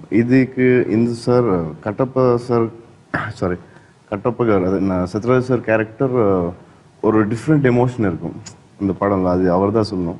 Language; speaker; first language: Tamil; non-native, learner; Telugu